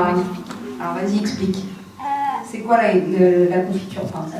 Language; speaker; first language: French; native; French